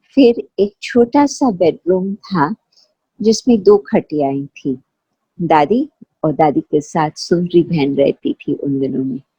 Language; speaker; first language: Hindi; non-native, fluent; Sindhi